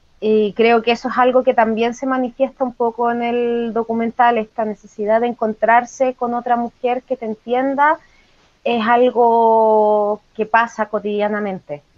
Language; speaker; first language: Spanish; native; Spanish